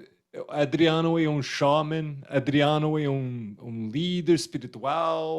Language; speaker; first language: Portuguese; non-native, fluent; English